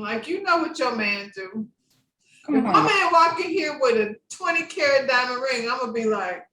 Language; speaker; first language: English; native; English